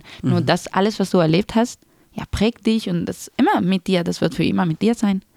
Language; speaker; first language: German; non-native, fluent; Spanish